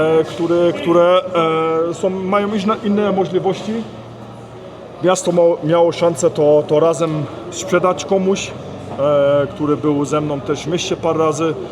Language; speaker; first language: Polish; early bilingual, heritage; Polish